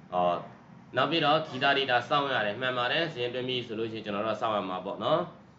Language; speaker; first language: Burmese; native; Burmese